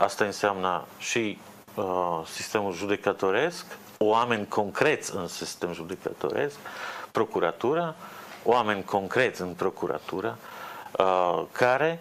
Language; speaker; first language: Romanian; non-native, fluent; Slovak